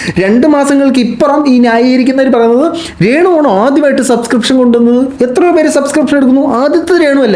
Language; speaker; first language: Malayalam; native; Malayalam